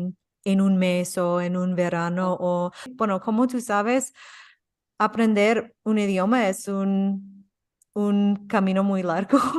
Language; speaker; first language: Spanish; non-native, fluent; English